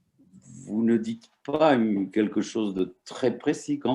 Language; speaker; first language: French; non-native, fluent; Turkish